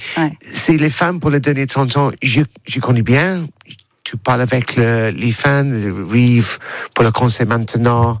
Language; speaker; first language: French; non-native, learner; English